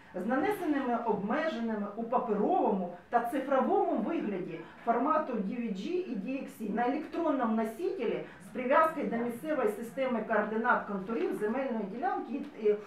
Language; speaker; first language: Ukrainian; non-native, local second language; Russian